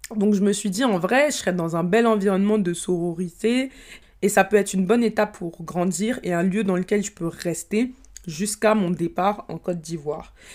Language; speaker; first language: French; early bilingual, other home language; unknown